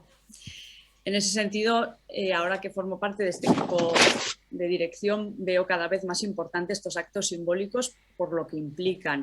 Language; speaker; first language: Spanish; native; Spanish